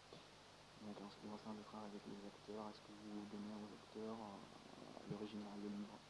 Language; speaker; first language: French; non-native, fluent; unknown